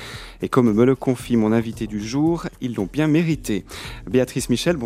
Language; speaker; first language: French; native; French